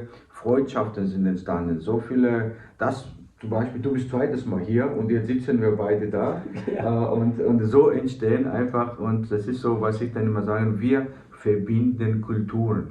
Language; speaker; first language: German; non-native, fluent; Georgian